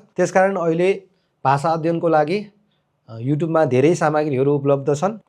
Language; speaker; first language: Nepali; native; Nepali